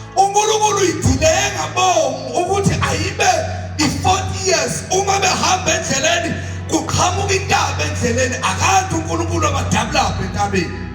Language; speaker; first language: Zulu; non-native, local second language; Xhosa